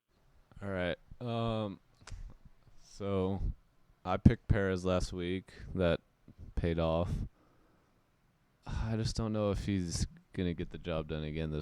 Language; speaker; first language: English; native; English